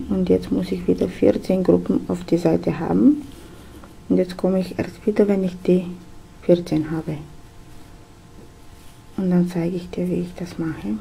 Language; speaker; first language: German; non-native, fluent; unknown